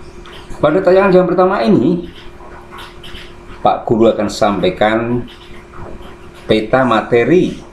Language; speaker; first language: Indonesian; native; Indonesian